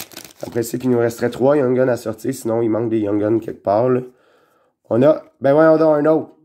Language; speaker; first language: French; native; French